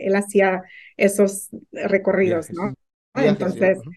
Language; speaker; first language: Spanish; native; Spanish